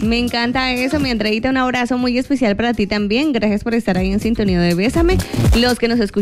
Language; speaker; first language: Spanish; native; Spanish